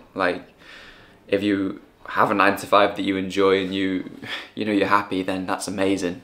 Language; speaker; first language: English; native; English